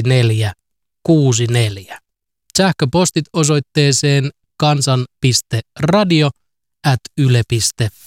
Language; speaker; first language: Finnish; native; Finnish